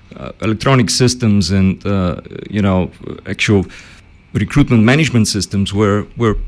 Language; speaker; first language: English; early bilingual, other home language; Bulgarian